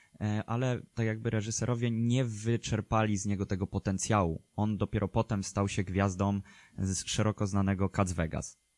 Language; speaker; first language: Polish; native; Polish